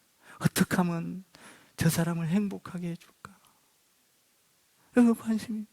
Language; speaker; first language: Korean; native; Korean